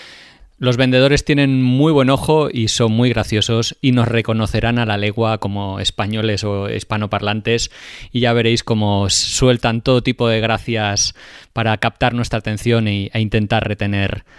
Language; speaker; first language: Spanish; native; Spanish